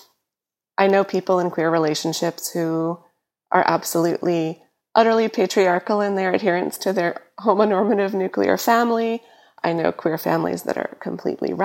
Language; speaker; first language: English; native; English